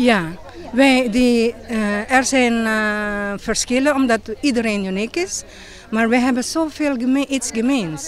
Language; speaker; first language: Dutch; non-native, fluent; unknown